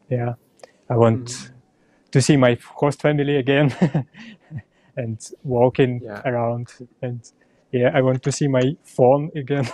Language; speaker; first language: English; non-native, learner; Russian